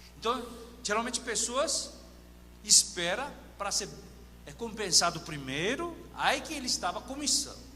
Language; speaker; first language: Portuguese; non-native, fluent; Korean